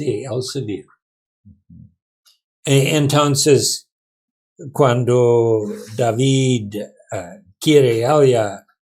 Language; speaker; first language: Spanish; non-native, learner; English